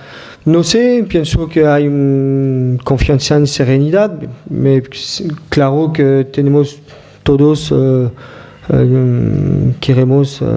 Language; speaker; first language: Spanish; non-native, fluent; French